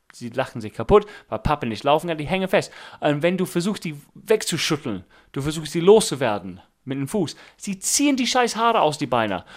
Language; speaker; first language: German; non-native, fluent; English